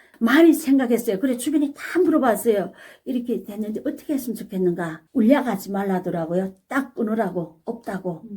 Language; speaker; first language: Korean; native; Korean